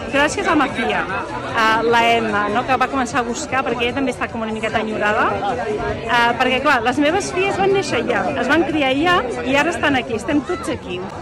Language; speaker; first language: Catalan; early bilingual, heritage; Catalan